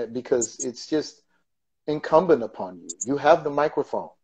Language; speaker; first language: English; native; English